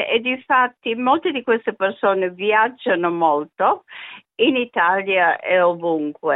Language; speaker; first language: Italian; early bilingual, other home language; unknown